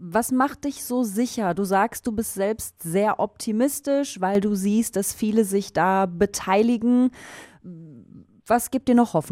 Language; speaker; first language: German; native; German